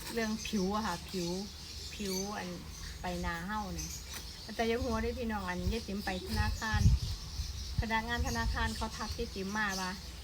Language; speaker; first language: Thai; non-native, local second language; Northeastern Thai